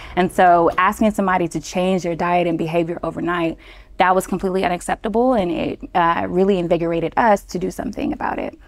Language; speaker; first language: English; native; English